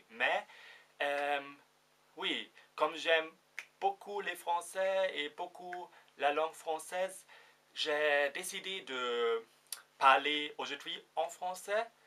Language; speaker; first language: French; non-native, fluent; German